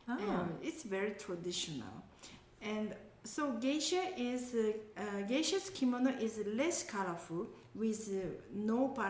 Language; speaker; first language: English; non-native, learner; Japanese